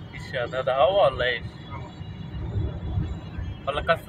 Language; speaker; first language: Arabic; non-native, learner; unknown